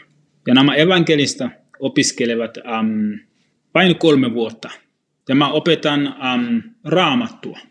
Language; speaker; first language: Finnish; non-native, fluent; Swahili